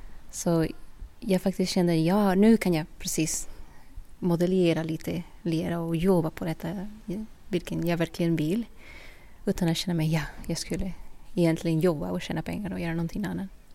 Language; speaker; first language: Swedish; non-native, fluent; Spanish